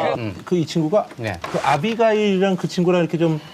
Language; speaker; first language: Korean; non-native, fluent; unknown